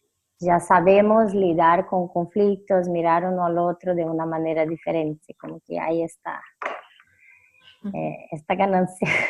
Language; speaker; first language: Spanish; non-native, fluent; Portuguese